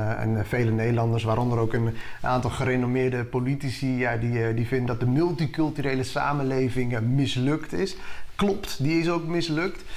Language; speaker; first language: Dutch; early bilingual, other home language; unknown